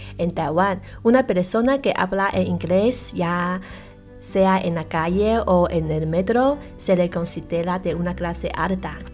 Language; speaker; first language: Spanish; non-native, fluent; Chinese